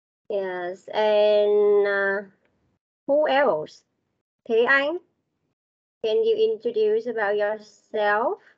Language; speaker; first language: English; non-native, learner; Vietnamese